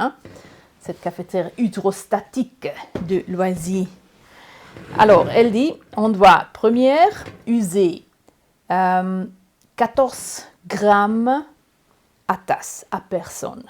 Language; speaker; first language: French; non-native, learner; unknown